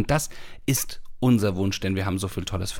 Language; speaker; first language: German; native; German